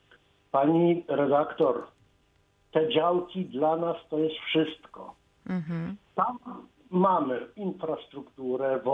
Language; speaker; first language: Polish; native; Polish